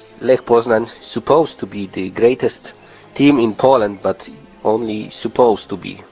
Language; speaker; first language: English; non-native, learner; Polish